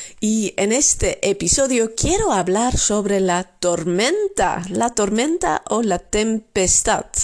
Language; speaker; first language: Spanish; non-native, fluent; Dutch